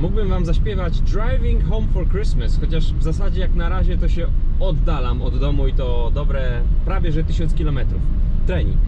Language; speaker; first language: Polish; native; Polish